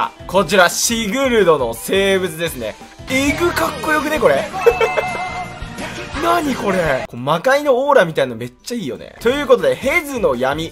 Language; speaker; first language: Japanese; native; Japanese